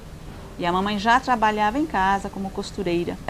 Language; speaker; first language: Portuguese; early bilingual, other home language; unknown